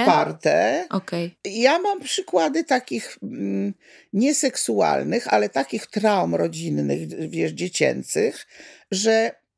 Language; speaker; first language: Polish; native; Polish